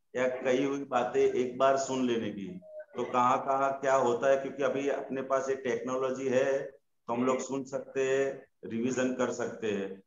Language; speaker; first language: Hindi; non-native, local second language; Gujarati